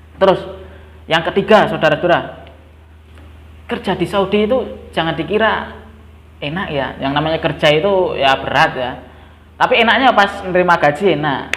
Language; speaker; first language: Indonesian; non-native, local second language; Javanese